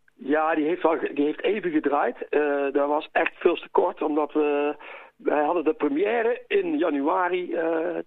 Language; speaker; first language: Dutch; native; Dutch